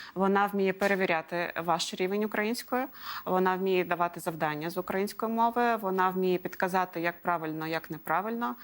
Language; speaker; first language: Ukrainian; non-native, local second language; Russian